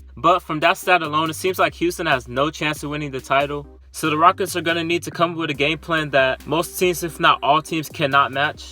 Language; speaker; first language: English; native; English